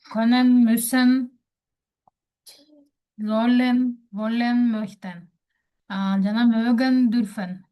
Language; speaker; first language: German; non-native, fluent; Kyrgyz